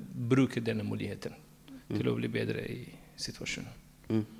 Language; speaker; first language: Norwegian; non-native, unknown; Central Kurdish